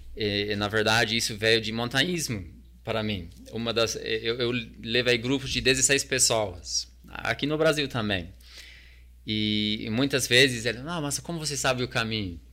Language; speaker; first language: Portuguese; non-native, fluent; English